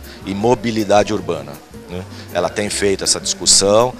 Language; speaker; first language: Portuguese; native; Portuguese